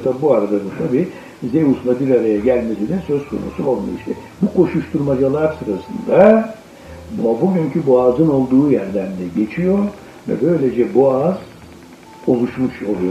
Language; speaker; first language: Turkish; native; Turkish